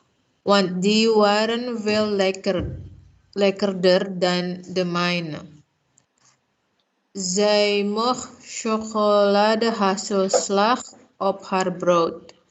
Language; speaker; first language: Dutch; non-native, learner; Indonesian